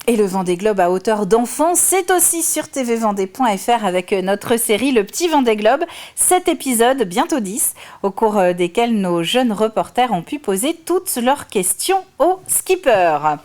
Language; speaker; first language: French; native; French